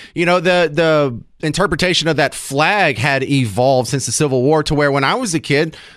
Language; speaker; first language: English; native; English